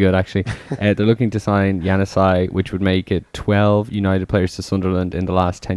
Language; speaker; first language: English; native; English